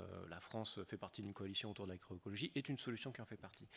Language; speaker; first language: French; native; French